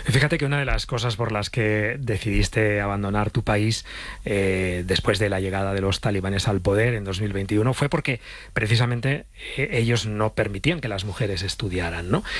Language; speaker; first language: Spanish; native; Spanish